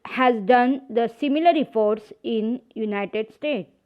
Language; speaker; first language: English; non-native, local second language; Marathi